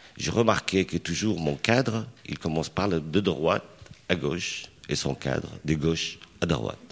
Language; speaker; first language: French; non-native, local second language; Arabic